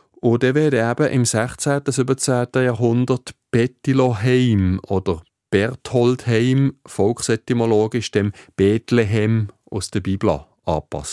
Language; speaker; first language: German; native; German